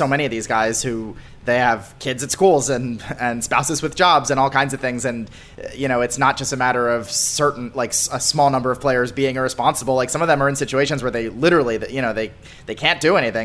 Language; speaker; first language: English; native; English